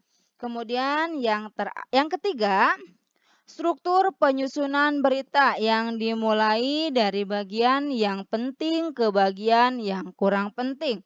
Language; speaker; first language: Indonesian; native; Indonesian